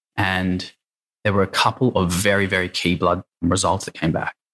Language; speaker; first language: English; native; English